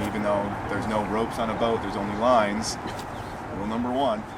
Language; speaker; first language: English; native; English